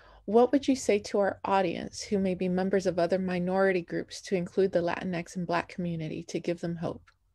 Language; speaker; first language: English; early bilingual, other home language; Spanish